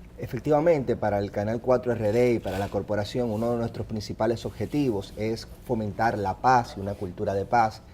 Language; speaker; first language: Spanish; native; Spanish